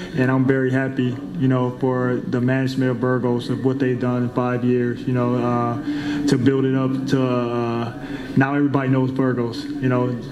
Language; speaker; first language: English; native; English